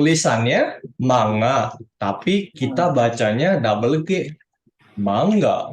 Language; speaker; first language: Indonesian; native; Indonesian